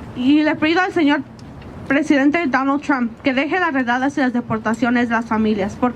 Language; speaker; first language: Spanish; early bilingual, heritage; Spanish